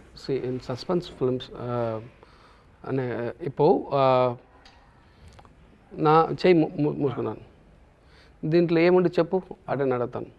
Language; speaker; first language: Telugu; non-native, local second language; Tamil